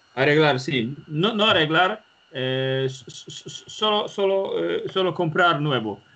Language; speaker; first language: Spanish; non-native, learner; Polish